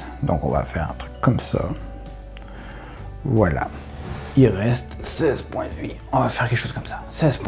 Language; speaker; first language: French; native; French